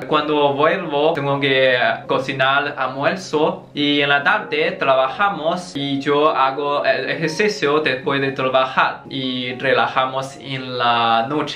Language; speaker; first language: Spanish; non-native, learner; Chinese